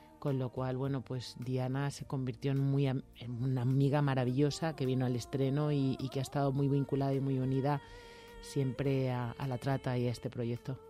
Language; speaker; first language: Spanish; native; Spanish